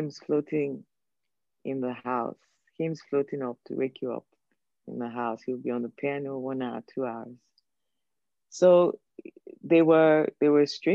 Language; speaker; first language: English; non-native, local second language; Yoruba